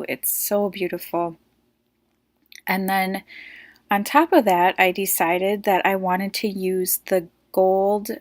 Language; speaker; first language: English; native; English